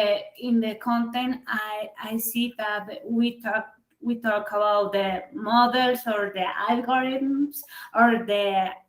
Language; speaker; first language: English; non-native, fluent; Spanish